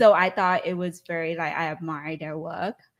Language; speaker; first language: English; non-native, fluent; Vietnamese